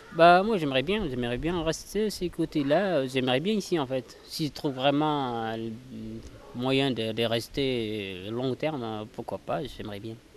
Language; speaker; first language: French; non-native, local second language; Fula